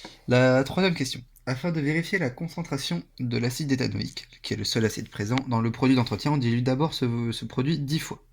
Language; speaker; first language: French; native; French